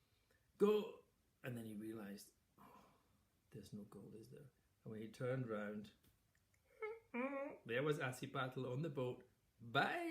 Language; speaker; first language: English; native; English